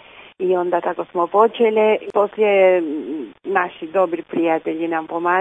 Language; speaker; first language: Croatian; early bilingual, heritage; Croatian